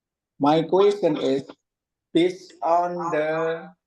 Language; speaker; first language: English; non-native, learner; Indonesian